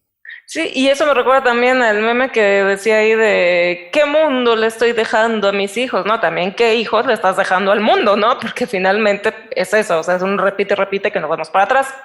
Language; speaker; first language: Spanish; native; Spanish